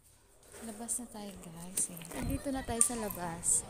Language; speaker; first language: Filipino; native; Filipino